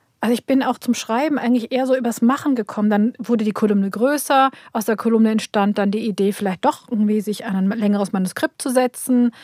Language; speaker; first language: German; early bilingual, other home language; Turkish